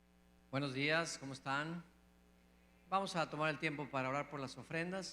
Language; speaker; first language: Spanish; native; Spanish